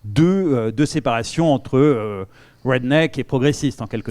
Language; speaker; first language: French; native; French